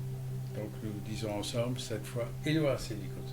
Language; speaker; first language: French; native; French